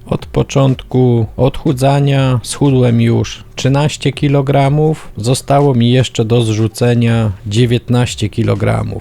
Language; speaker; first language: Polish; native; Polish